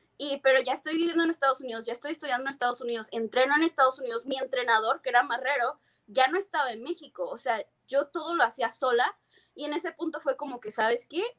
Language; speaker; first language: Spanish; native; Spanish